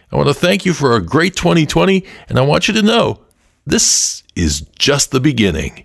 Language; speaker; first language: English; native; English